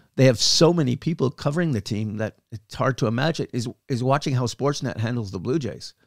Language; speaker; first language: English; native; English